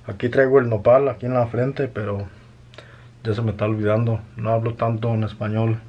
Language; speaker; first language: Spanish; early bilingual, heritage; Spanish